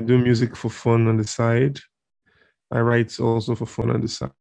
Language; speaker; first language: English; non-native, local second language; Igbo